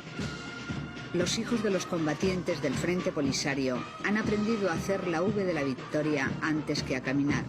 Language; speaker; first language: Spanish; native; Spanish